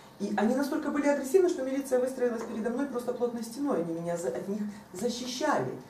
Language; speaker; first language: Russian; non-native, local second language; Ukrainian